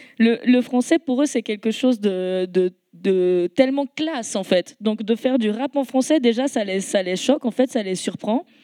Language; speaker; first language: French; native; French